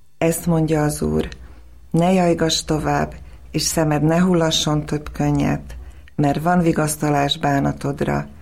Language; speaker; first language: Hungarian; non-native, local second language; Slovak